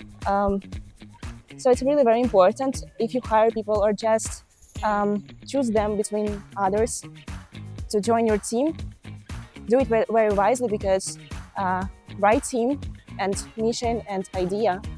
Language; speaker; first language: English; non-native, fluent; Ukrainian